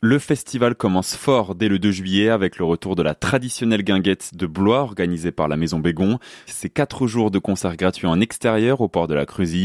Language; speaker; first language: French; native; French